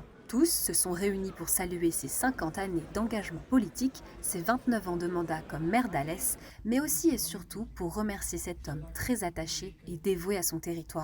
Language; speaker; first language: French; native; French